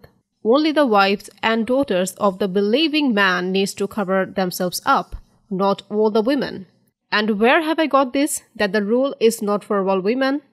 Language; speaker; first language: English; non-native, fluent; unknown